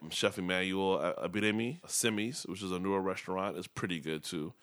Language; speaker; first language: English; early bilingual, other home language; Yoruba